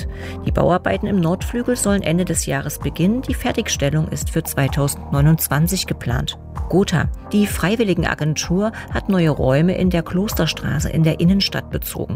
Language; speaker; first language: German; native; German